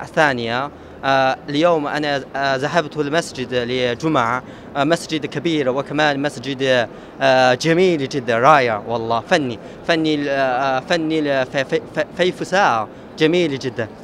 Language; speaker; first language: Arabic; non-native, learner; Chinese